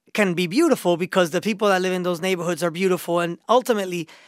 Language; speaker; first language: English; native; English